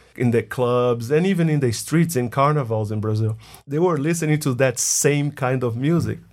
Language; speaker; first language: English; non-native, fluent; Portuguese